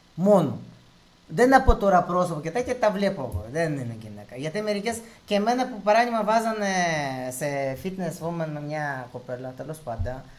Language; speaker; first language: Greek; non-native, fluent; Russian